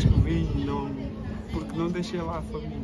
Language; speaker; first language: Portuguese; early bilingual, other home language; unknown